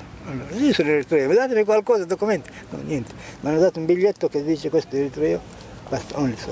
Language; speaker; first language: Italian; non-native, fluent; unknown